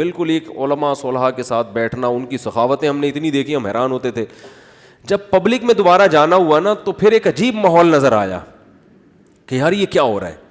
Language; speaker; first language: Urdu; native; Urdu